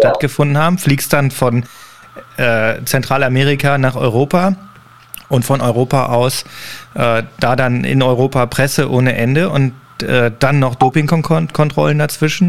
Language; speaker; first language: German; native; German